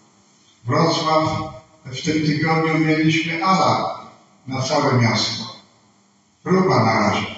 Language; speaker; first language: Polish; non-native, fluent; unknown